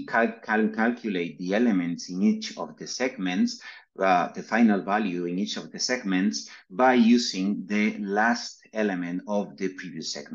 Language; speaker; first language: English; non-native, fluent; Spanish